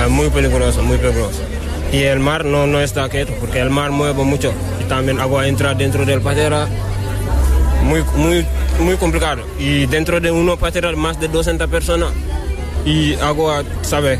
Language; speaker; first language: Spanish; non-native, learner; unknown